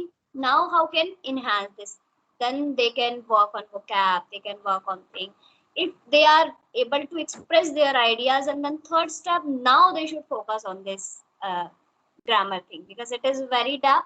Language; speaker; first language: English; non-native, local second language; Hindi